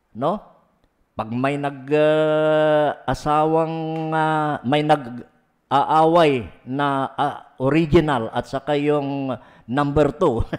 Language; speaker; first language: Filipino; non-native, local second language; Pangasinan